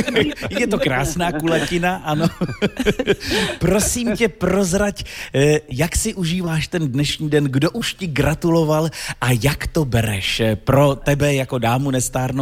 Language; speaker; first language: Czech; native; Czech